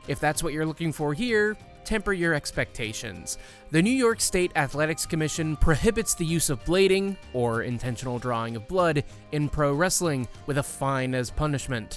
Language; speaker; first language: English; native; English